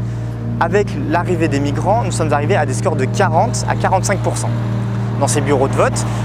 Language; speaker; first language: French; native; French